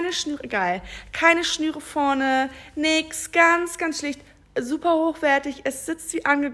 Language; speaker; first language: German; native; German